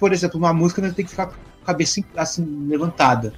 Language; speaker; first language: Portuguese; native; Portuguese